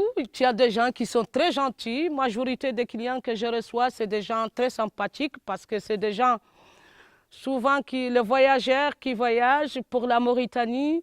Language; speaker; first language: French; non-native, local second language; Arabic